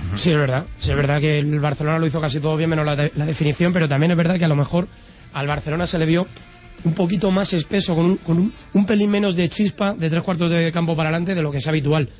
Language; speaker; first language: Spanish; native; Spanish